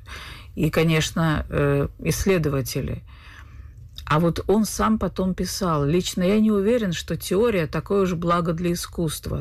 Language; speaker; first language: Russian; native; Russian